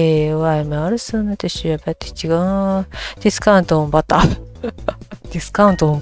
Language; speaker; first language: English; non-native, learner; Japanese